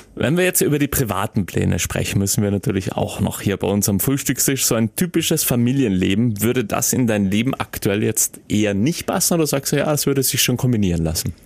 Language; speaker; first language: German; native; German